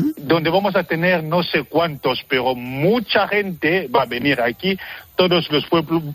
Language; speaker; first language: Spanish; non-native, fluent; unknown